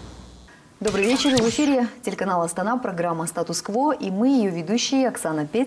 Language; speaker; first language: Russian; native; Russian